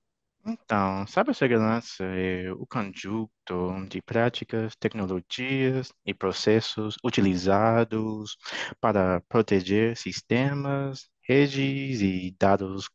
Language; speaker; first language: Portuguese; non-native, fluent; English